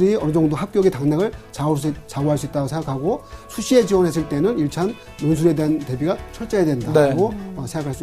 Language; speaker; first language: Korean; native; Korean